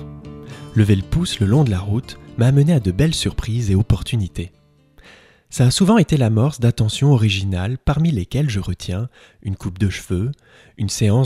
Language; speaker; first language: French; native; French